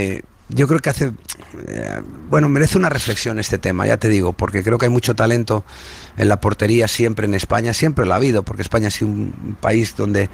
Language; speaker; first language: Spanish; native; Spanish